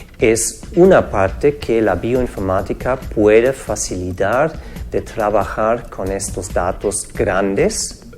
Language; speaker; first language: Spanish; non-native, fluent; German